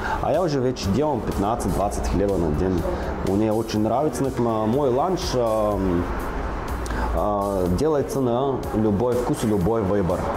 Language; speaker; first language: Russian; non-native, learner; Bulgarian